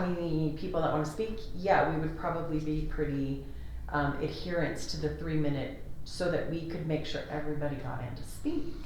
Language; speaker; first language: English; native; English